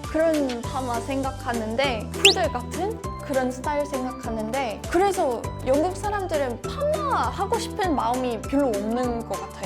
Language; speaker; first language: Korean; non-native, fluent; English